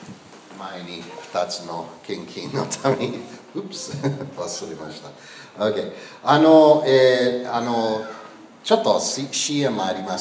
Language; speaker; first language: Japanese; non-native, learner; English